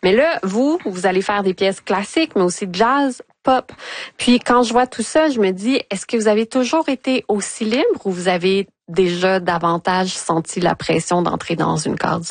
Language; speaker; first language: French; native; French